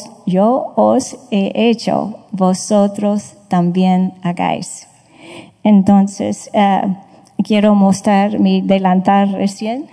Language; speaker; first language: Spanish; non-native, fluent; English